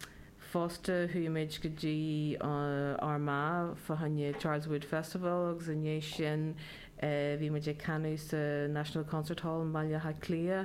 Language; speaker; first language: Irish; non-native, local second language; English